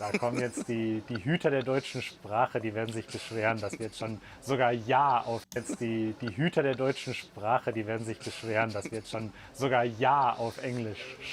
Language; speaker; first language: German; native; German